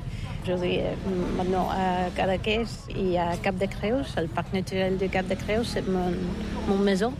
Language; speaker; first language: French; non-native, learner; Bulgarian